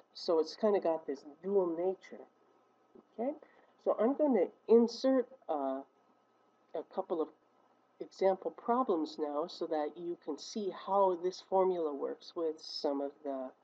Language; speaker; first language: English; native; English